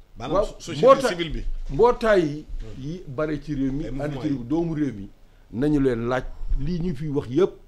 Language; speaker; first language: Wolof; native; Wolof